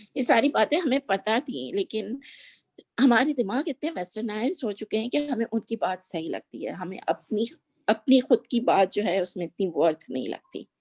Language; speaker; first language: Urdu; native; Urdu